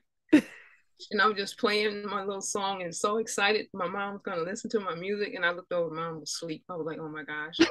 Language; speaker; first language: English; native; English